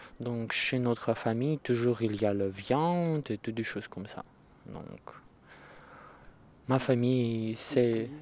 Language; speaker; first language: French; non-native, learner; Russian